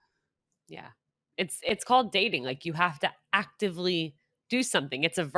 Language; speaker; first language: English; native; English